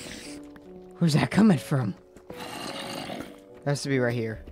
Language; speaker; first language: English; native; English